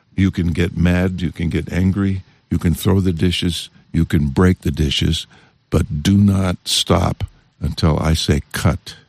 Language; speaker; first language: English; native; English